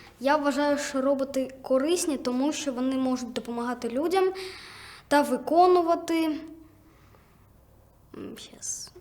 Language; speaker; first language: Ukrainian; non-native, local second language; Russian